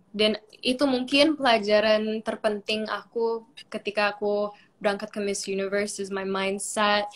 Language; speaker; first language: Indonesian; early bilingual, other home language; English